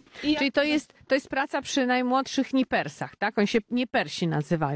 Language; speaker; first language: Polish; native; Polish